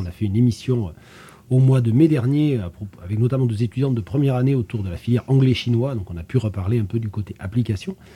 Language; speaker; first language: French; native; French